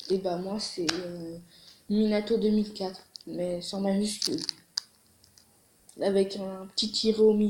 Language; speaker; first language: French; native; French